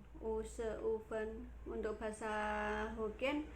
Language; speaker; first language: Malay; non-native, local second language; Javanese